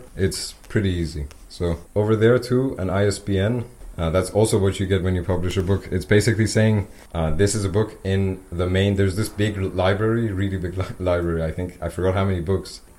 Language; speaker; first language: English; non-native, fluent; Persian